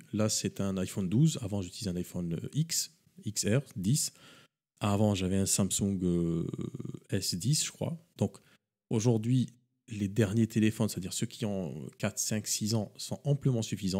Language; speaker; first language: French; native; French